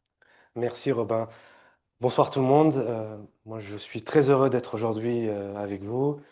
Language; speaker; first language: French; non-native, fluent; Arabic